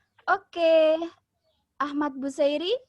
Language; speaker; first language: English; non-native, learner; Indonesian